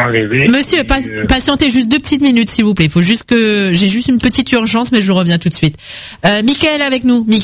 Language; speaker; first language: French; native; French